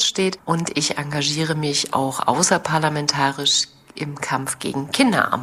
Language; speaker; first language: German; native; German